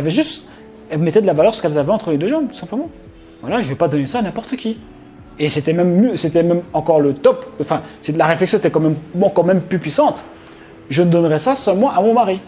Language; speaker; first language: French; native; French